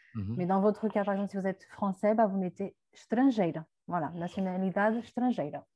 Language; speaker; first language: French; native; French